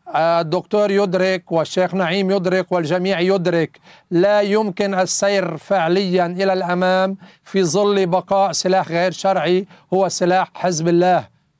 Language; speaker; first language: Arabic; native; Arabic